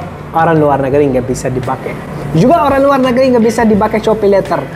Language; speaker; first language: Indonesian; non-native, fluent; Arabic